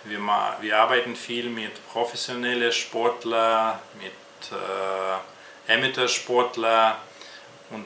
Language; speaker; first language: German; non-native, fluent; Russian